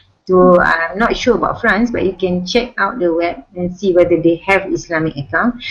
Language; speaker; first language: English; non-native, local second language; Malay